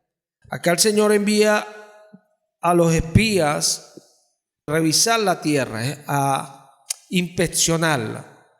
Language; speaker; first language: Spanish; native; Spanish